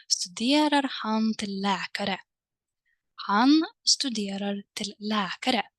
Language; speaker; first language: Swedish; non-native, fluent; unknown